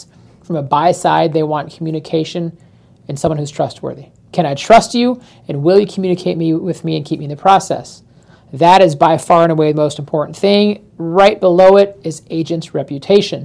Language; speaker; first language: English; native; English